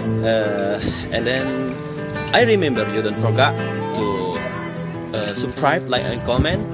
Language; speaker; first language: English; non-native, learner; Indonesian